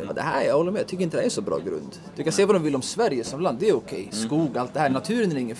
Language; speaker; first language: Swedish; native; Swedish